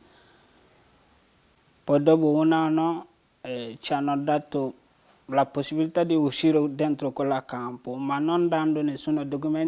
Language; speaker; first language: Italian; non-native, learner; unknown